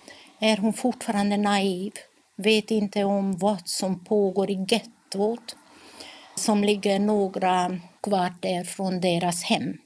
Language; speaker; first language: Swedish; non-native, fluent; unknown